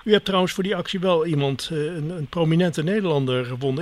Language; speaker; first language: Dutch; native; Dutch